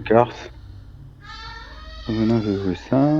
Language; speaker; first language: French; native; French